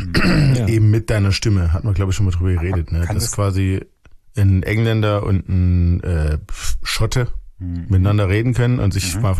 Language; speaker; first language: German; native; German